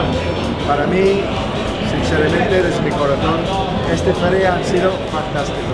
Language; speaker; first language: Spanish; non-native, fluent; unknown